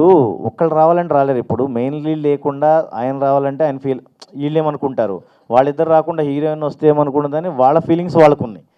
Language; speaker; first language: Telugu; native; Telugu